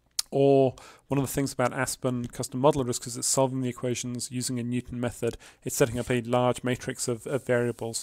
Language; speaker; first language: English; native; English